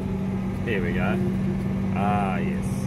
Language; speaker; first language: English; native; English